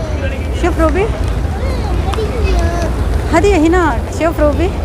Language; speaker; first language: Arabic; non-native, local second language; Indonesian